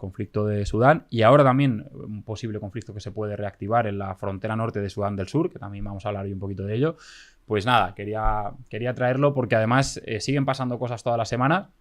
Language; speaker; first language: Spanish; native; Spanish